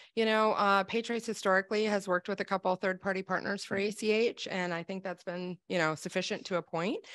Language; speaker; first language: English; native; English